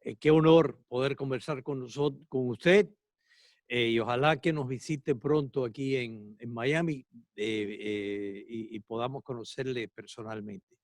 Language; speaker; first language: Spanish; native; Spanish